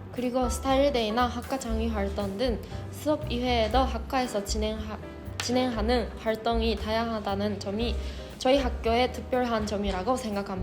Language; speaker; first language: Korean; non-native, fluent; Japanese